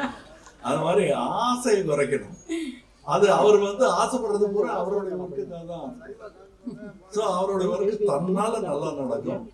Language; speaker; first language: Tamil; native; Tamil